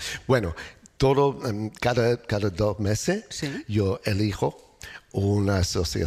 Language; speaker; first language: Spanish; non-native, learner; English